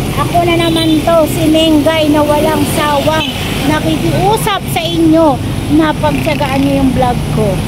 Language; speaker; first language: Filipino; native; Filipino